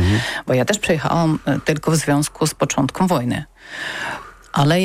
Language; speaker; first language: Polish; non-native, learner; Ukrainian